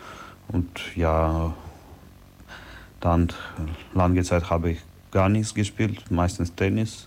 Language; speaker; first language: German; non-native, learner; Ukrainian